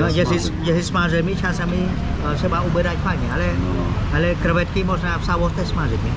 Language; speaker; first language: Polish; non-native, learner; Khmer